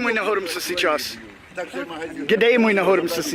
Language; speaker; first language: Russian; non-native, learner; English